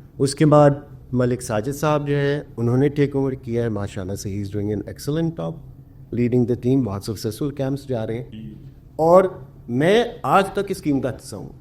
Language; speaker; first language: Urdu; early bilingual, heritage; Urdu